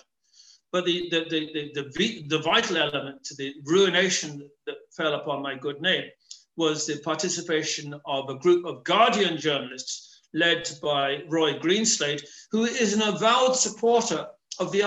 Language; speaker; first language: English; native; English